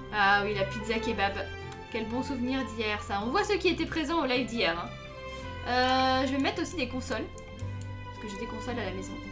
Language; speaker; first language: French; native; French